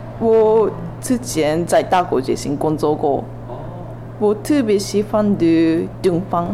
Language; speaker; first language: Chinese; non-native, learner; Japanese